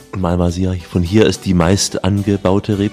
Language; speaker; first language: German; native; German